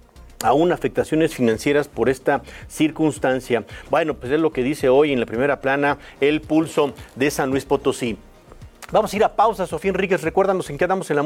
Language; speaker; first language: Spanish; native; Spanish